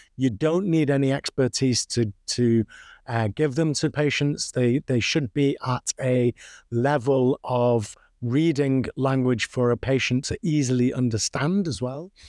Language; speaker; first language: English; native; English